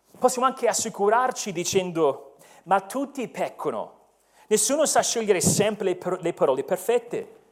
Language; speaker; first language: Italian; non-native, fluent; English